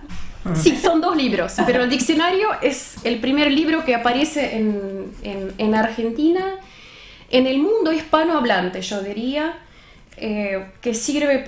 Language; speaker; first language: Spanish; non-native, fluent; Russian